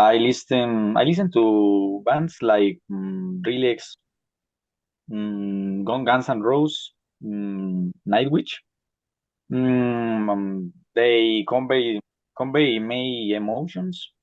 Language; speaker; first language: English; non-native, learner; Spanish